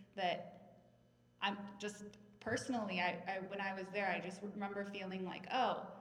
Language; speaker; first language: English; native; English